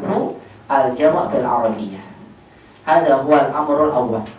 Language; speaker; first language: Arabic; non-native, fluent; Indonesian